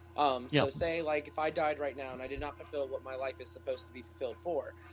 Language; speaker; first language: English; native; English